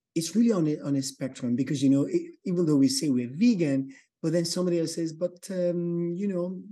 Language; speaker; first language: English; non-native, local second language; Yoruba